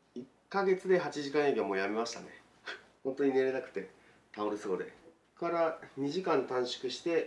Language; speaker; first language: Japanese; native; Japanese